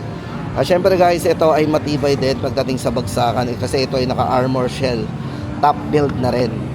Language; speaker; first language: Filipino; native; Filipino